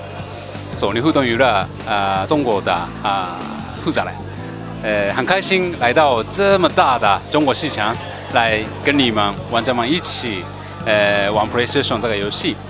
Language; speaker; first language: Chinese; non-native, fluent; Japanese